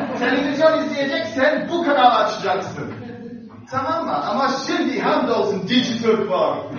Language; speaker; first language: Turkish; non-native, fluent; English